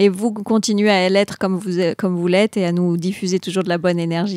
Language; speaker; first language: French; native; French